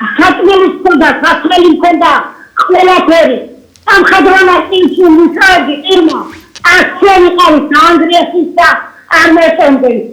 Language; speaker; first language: Georgian; native; Georgian